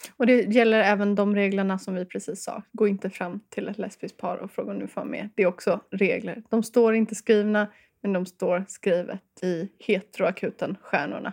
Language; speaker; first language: Swedish; native; Swedish